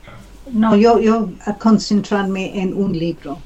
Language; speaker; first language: Spanish; non-native, learner; English